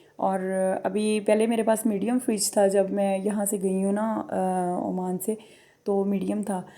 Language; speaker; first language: Urdu; non-native, local second language; Punjabi